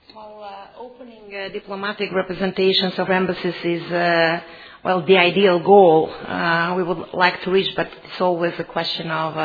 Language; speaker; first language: English; non-native, fluent; Macedonian